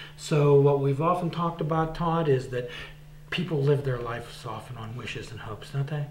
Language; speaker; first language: English; native; English